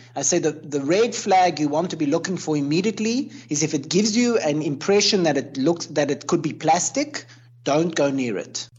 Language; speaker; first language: English; native; English